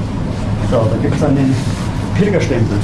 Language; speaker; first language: German; native; German